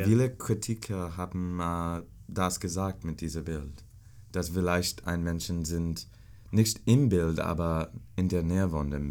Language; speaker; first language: German; non-native, learner; English